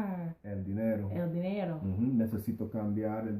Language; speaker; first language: Spanish; non-native, fluent; English